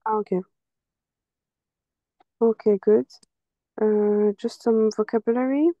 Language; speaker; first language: English; non-native, fluent; French